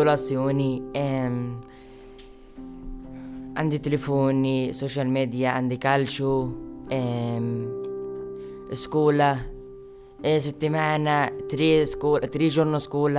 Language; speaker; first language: Italian; non-native, learner; Arabic